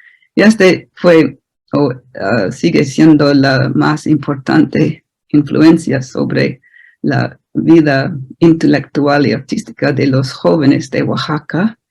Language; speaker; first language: Spanish; non-native, fluent; English